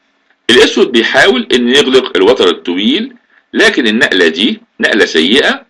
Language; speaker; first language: Arabic; native; Arabic